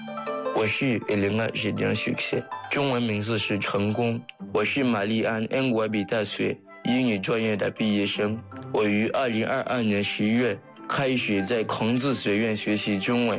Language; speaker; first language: Chinese; non-native, fluent; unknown